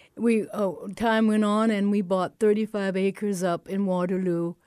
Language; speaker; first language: English; native; English